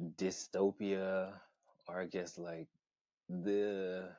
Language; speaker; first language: English; native; English